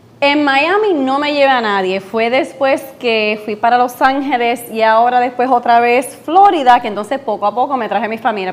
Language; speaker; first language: Spanish; native; Spanish